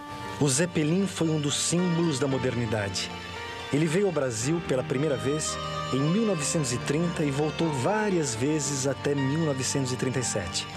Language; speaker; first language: Portuguese; native; Portuguese